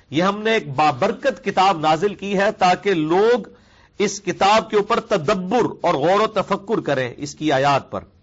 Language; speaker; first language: Urdu; non-native, local second language; Punjabi